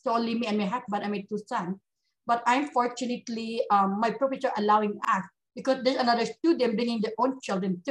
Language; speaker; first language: English; non-native, local second language; Hiligaynon